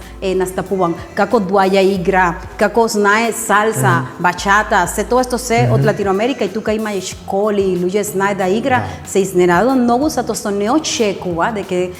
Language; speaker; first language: Macedonian; non-native, learner; Spanish